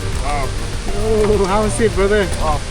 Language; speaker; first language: English; non-native, learner; Lao